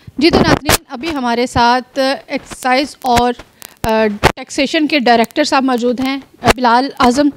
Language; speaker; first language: Urdu; native; Urdu